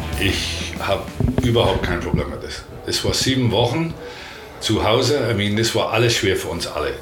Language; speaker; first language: German; non-native, learner; English